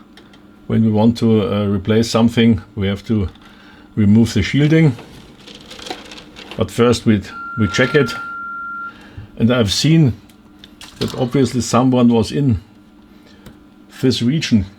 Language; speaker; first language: English; non-native, fluent; German